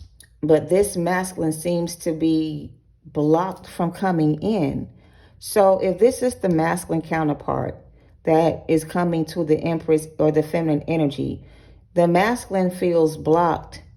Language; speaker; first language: English; native; English